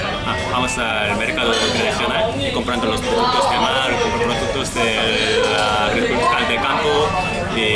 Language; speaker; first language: Spanish; non-native, learner; Korean